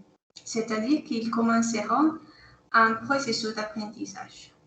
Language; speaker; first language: French; non-native, learner; Spanish